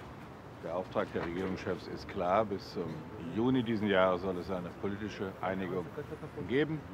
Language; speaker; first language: German; native; German